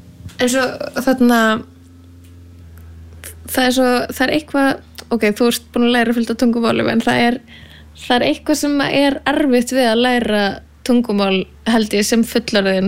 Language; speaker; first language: Icelandic; native; Icelandic